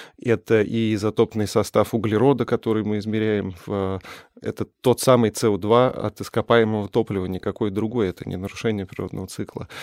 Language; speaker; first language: Russian; native; Russian